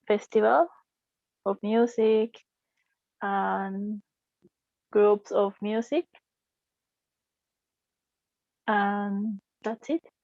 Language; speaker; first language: English; non-native, learner; Spanish